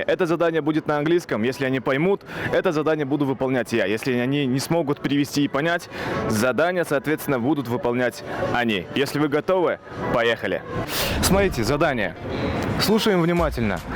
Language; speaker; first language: Russian; native; Russian